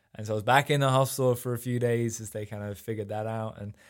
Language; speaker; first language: English; native; English